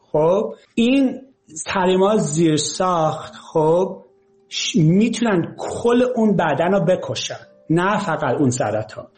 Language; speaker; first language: Persian; early bilingual, heritage; Persian